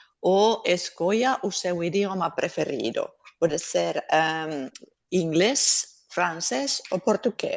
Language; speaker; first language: Portuguese; non-native, fluent; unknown